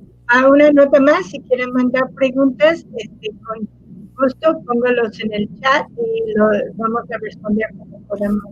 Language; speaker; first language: Spanish; non-native, fluent; English